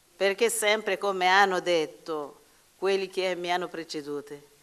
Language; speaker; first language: Italian; non-native, fluent; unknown